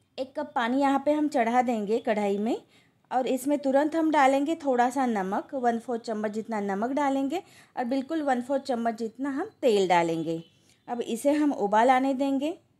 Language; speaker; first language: Hindi; non-native, local second language; Marathi